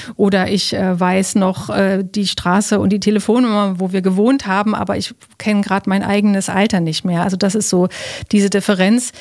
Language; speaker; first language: German; native; German